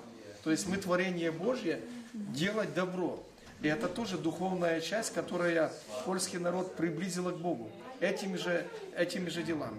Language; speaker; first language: Russian; non-native, local second language; Ukrainian